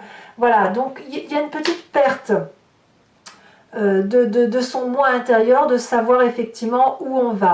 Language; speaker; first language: French; native; French